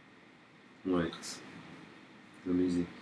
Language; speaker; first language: French; non-native, learner; English